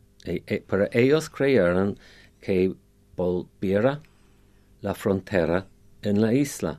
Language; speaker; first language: Spanish; non-native, fluent; English